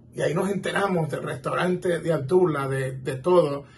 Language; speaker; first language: Spanish; native; Spanish